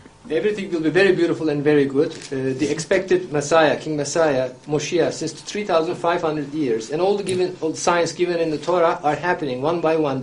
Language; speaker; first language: English; non-native, fluent; Turkish